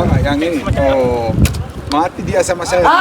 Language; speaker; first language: Indonesian; non-native, fluent; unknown